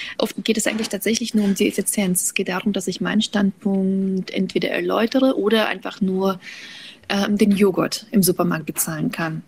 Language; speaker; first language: German; early bilingual, other home language; Russian